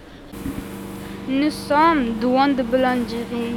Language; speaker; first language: French; non-native, learner; Pashto